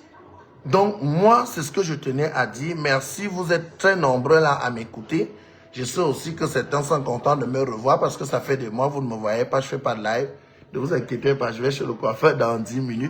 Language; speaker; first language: French; non-native, local second language; Lingala